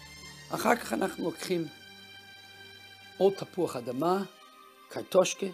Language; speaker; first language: Hebrew; non-native, fluent; Russian